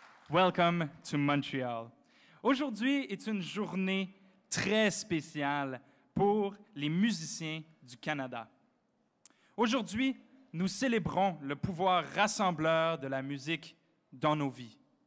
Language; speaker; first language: French; native; French